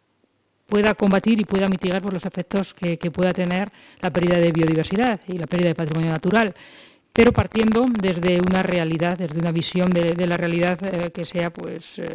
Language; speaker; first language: Spanish; native; Spanish